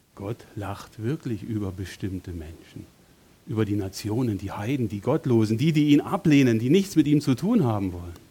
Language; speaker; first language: German; native; German